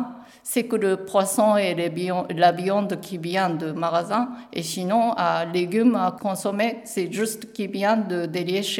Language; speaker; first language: French; non-native, learner; Japanese